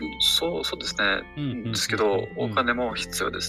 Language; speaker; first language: Japanese; non-native, learner; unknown